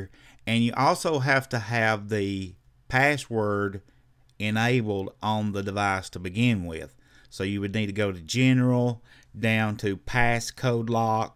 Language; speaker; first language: English; native; English